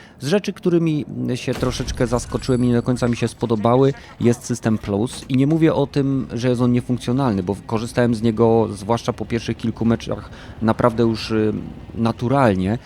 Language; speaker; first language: Polish; native; Polish